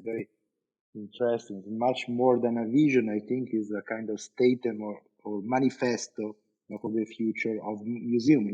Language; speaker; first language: English; non-native, fluent; Italian